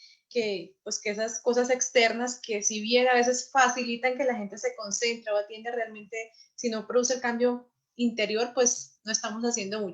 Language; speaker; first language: Spanish; native; Spanish